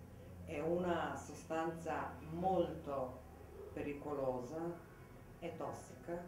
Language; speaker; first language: Italian; non-native, fluent; Serbian